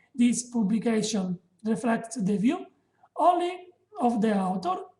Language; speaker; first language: English; non-native, learner; Italian